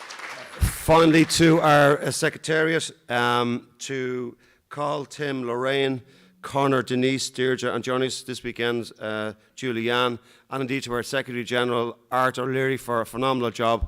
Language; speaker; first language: English; native; English